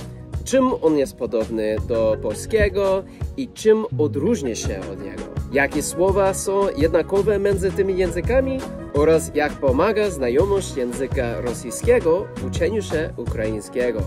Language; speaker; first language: Polish; non-native, fluent; English